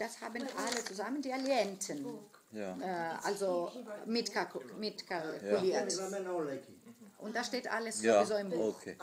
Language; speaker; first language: German; non-native, fluent; Greek